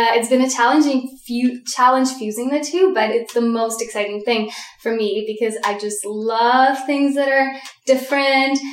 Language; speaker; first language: English; early bilingual, other home language; Russian